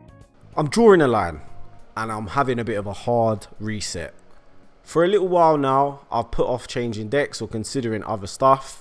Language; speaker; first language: English; native; English